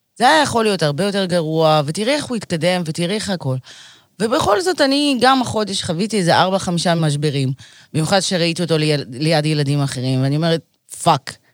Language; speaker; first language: Hebrew; early bilingual, other home language; Russian